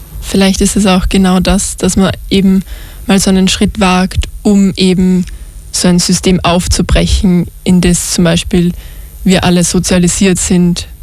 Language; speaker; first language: German; native; German